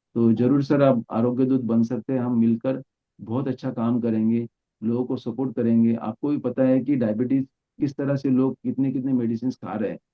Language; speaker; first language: Hindi; non-native, local second language; Marathi